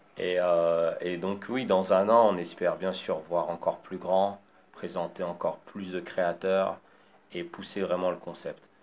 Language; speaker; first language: French; early bilingual, other home language; Lingala